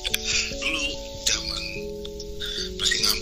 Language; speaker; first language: Indonesian; native; Indonesian